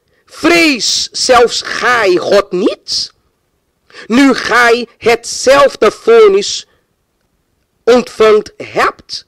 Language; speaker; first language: Dutch; non-native, fluent; Portuguese